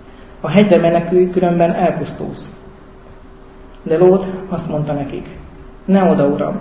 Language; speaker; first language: Hungarian; native; Hungarian